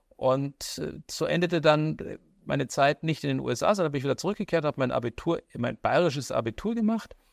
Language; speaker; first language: German; native; German